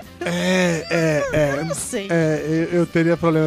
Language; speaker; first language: Portuguese; native; Portuguese